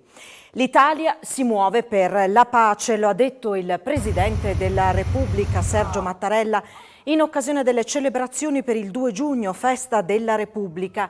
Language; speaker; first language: Italian; native; Italian